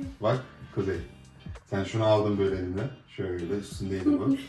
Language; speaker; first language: Turkish; early bilingual, heritage; Turkish